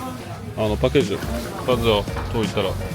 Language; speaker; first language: Japanese; non-native, fluent; French